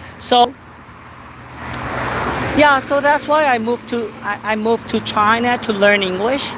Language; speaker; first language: English; non-native, fluent; Korean